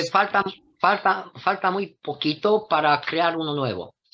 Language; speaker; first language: Spanish; non-native, fluent; Romanian